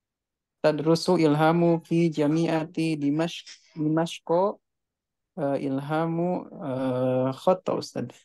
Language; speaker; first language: Arabic; non-native, learner; Indonesian